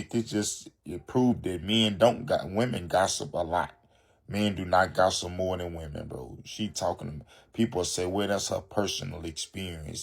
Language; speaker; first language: English; native; English